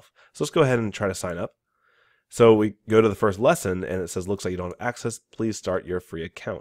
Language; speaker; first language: English; native; English